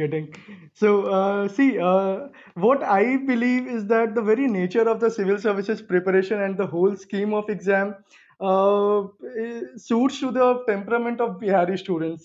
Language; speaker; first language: English; non-native, local second language; Hindi